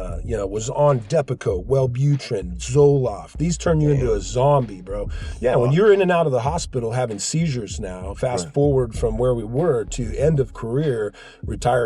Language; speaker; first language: English; native; English